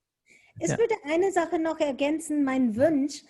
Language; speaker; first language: German; non-native, fluent; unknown